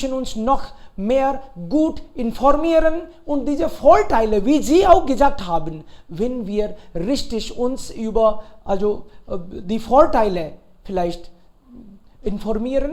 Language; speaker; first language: German; non-native, fluent; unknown